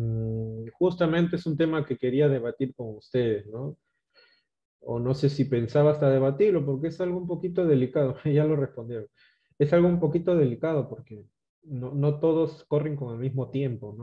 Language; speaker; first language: Spanish; native; Spanish